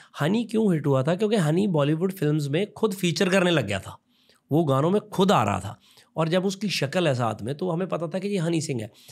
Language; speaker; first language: Hindi; non-native, local second language; Punjabi